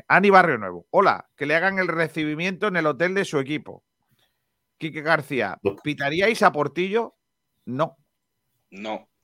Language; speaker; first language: Spanish; native; Spanish